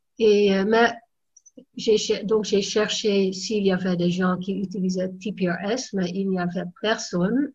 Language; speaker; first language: French; non-native, fluent; Dutch